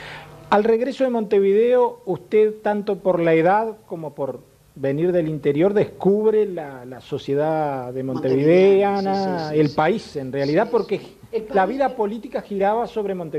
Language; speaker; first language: Spanish; native; Spanish